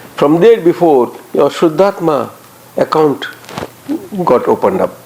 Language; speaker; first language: English; non-native, local second language; Gujarati